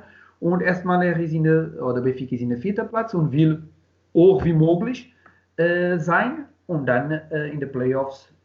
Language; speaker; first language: German; non-native, learner; Portuguese